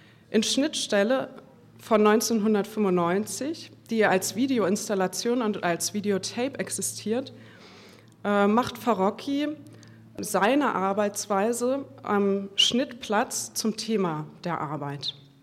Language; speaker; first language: German; native; German